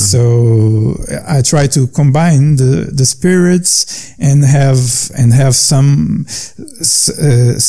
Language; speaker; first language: English; non-native, learner; Portuguese